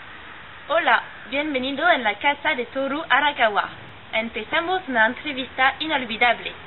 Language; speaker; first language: Spanish; non-native, learner; French